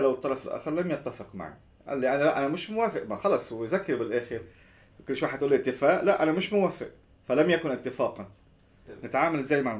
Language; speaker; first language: Arabic; native; Arabic